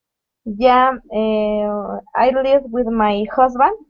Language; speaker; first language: English; non-native, learner; Spanish